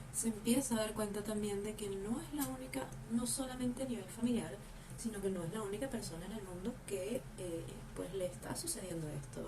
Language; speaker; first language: Spanish; native; Spanish